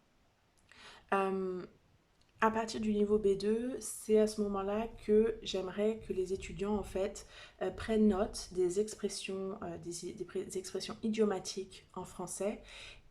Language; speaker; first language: French; native; French